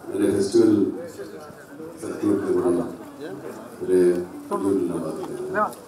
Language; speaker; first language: Tamil; non-native, fluent; Malayalam